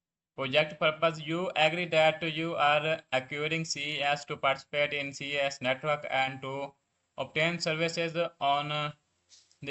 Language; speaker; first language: English; non-native, learner; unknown